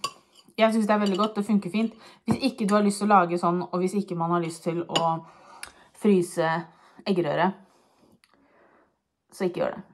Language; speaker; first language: Norwegian; native; Norwegian